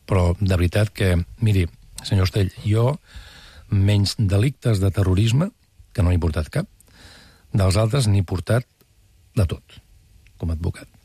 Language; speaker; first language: Catalan; native; Catalan